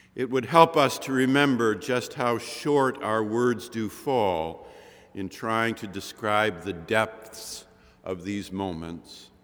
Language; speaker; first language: English; native; English